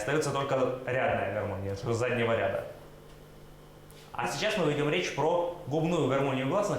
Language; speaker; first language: Russian; native; Russian